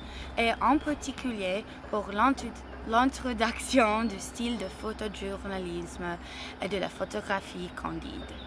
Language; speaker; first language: French; non-native, learner; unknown